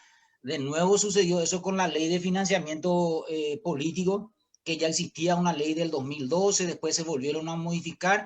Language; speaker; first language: Spanish; native; Spanish